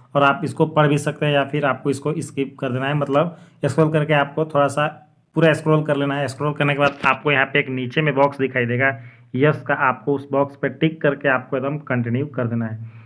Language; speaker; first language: Hindi; native; Hindi